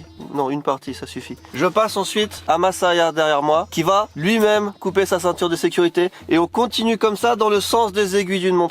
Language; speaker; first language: French; native; French